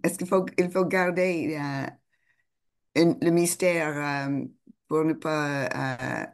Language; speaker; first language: French; non-native, fluent; English